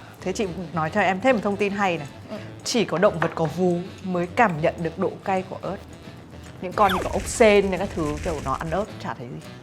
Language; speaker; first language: Vietnamese; native; Vietnamese